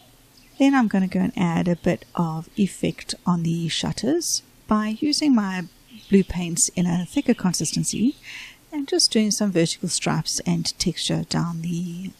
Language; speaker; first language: English; native; English